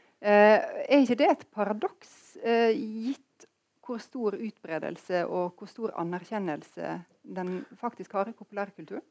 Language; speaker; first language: Norwegian; native; Norwegian